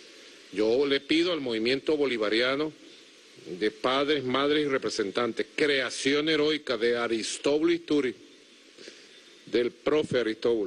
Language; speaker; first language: Spanish; native; Spanish